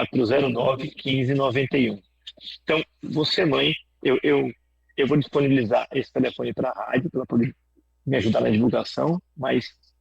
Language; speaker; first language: Portuguese; native; Portuguese